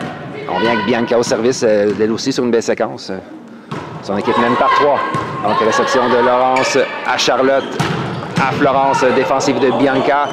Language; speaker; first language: French; native; French